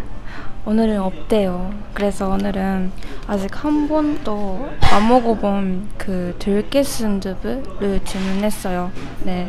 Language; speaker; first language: Korean; non-native, fluent; Japanese